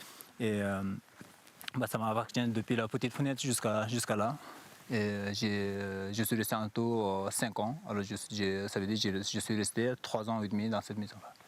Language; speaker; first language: French; non-native, fluent; Sherpa